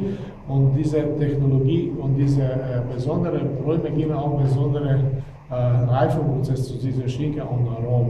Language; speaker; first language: German; non-native, fluent; Slovenian